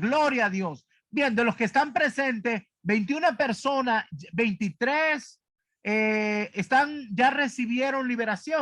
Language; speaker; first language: Spanish; native; Spanish